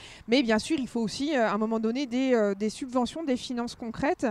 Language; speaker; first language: French; native; French